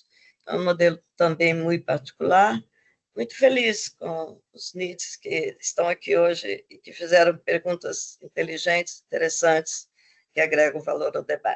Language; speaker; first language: Portuguese; non-native, fluent; Spanish